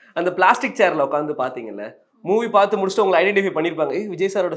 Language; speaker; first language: Tamil; native; Tamil